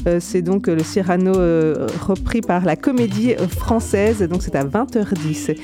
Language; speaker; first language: French; native; French